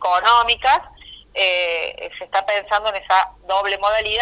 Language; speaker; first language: Spanish; native; Spanish